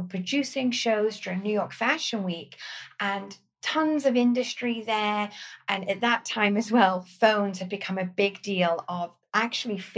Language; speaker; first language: English; native; English